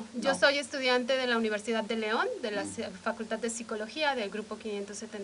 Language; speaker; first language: Spanish; native; Spanish